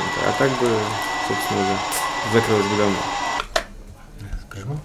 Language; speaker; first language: Russian; native; Russian